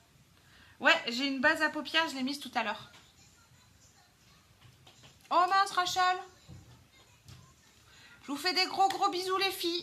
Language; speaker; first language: French; native; French